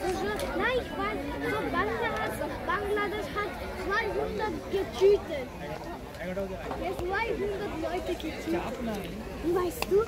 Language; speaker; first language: German; non-native, learner; Bangla